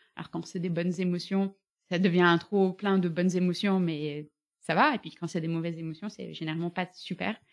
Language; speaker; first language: French; early bilingual, other home language; Bulgarian